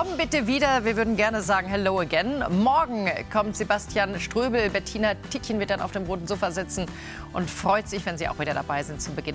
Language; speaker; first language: German; native; German